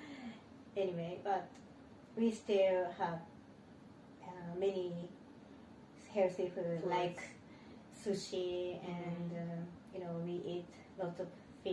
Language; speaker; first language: English; non-native, learner; Japanese